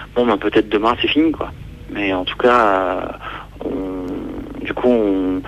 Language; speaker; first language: French; native; French